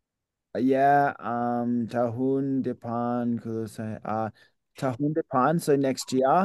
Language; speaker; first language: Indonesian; non-native, learner; English